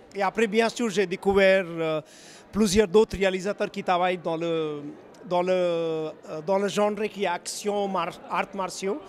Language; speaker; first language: French; non-native, fluent; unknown